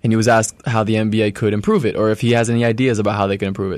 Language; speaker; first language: English; native; English